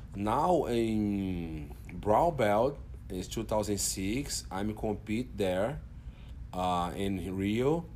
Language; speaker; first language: English; non-native, learner; Portuguese